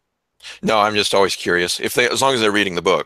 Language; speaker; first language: English; native; English